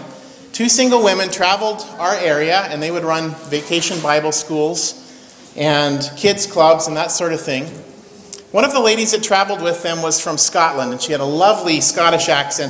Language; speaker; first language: English; native; English